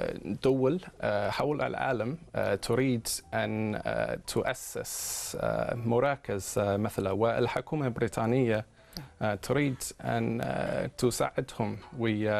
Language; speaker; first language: Arabic; non-native, fluent; English